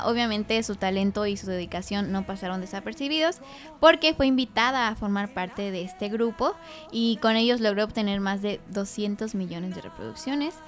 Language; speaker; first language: Spanish; native; Spanish